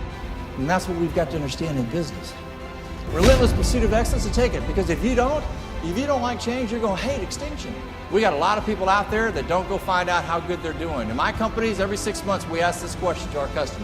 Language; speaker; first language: English; native; English